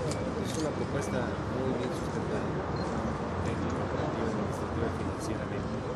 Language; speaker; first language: Spanish; native; Spanish